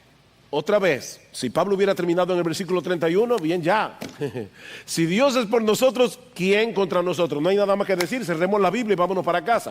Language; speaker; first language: Spanish; native; Spanish